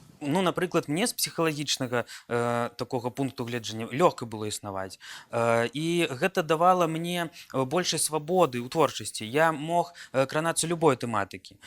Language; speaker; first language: Belarusian; native; Belarusian